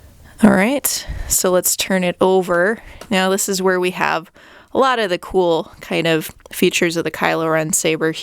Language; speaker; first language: English; native; English